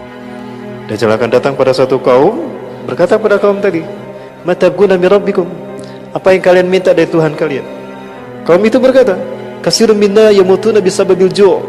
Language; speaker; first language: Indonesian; non-native, local second language; Sundanese